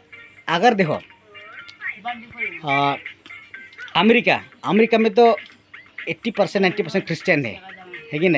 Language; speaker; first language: Hindi; non-native, local second language; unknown